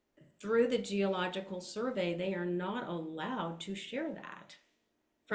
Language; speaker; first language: English; native; English